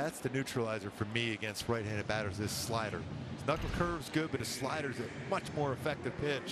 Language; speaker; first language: English; native; English